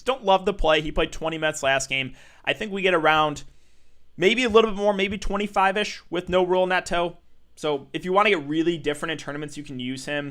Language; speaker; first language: English; native; English